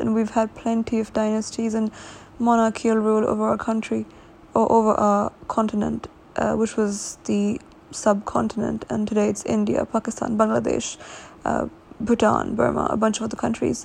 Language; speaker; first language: English; non-native, local second language; Urdu